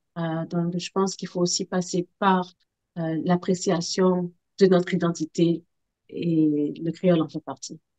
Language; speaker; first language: French; native; French